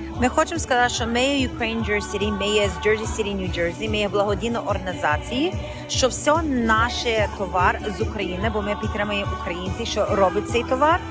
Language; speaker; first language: Ukrainian; early bilingual, heritage; Ukrainian